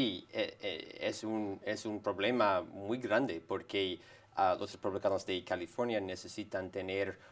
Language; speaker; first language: Spanish; non-native, fluent; English